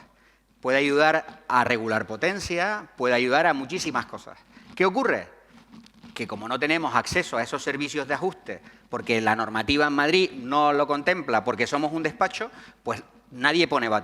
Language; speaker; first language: Spanish; native; Spanish